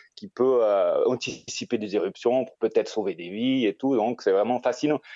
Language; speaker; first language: French; native; French